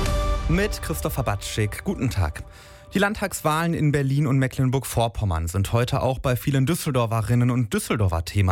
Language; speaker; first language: German; native; German